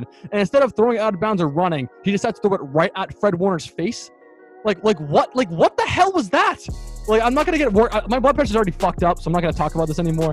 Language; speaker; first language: English; native; English